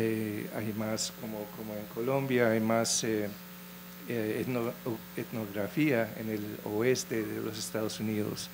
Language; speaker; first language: Spanish; non-native, fluent; English